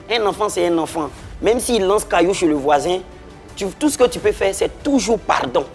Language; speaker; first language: French; non-native, local second language; Baoulé